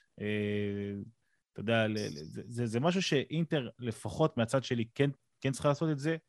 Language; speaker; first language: Hebrew; native; Hebrew